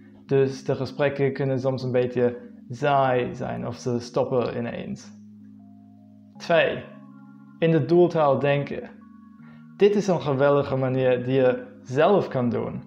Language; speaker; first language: Dutch; non-native, fluent; English